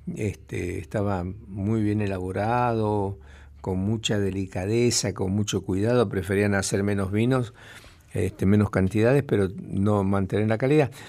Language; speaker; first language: Spanish; native; Spanish